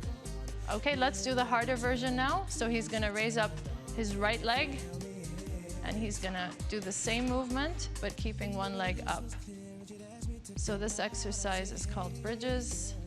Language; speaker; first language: English; non-native, local second language; Arabic